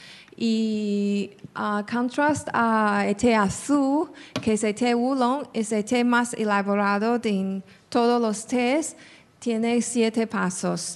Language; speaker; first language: Spanish; non-native, fluent; Chinese